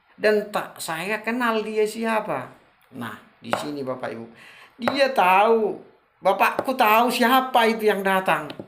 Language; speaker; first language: Indonesian; non-native, local second language; Batak Toba